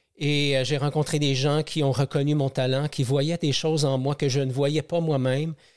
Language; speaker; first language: French; native; French